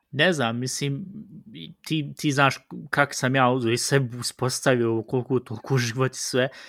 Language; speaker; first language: Bosnian; early bilingual, heritage; Bosnian